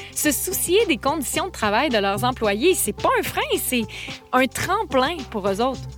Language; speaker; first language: French; native; French